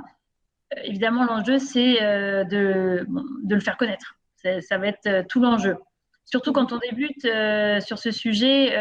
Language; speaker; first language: French; native; French